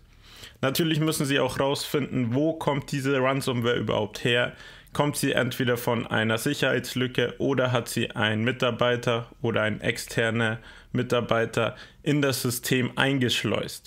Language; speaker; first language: German; native; German